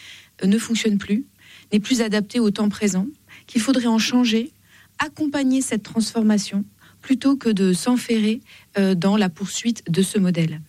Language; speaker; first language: French; native; French